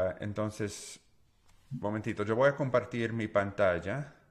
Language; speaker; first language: Spanish; non-native, learner; English